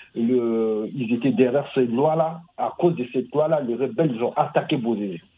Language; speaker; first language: French; non-native, local second language; Sango